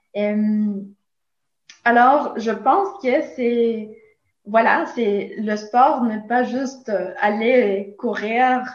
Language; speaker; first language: French; non-native, fluent; Spanish